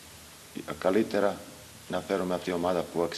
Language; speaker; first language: Greek; non-native, learner; Serbian